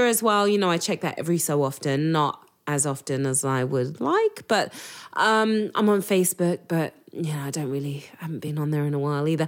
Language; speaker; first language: English; native; English